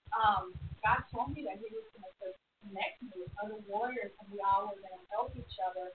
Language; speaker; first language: English; non-native, fluent; Spanish